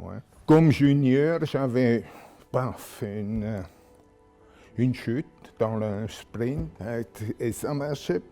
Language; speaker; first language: French; non-native, local second language; German